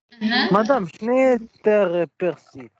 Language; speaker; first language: French; non-native, local second language; Arabic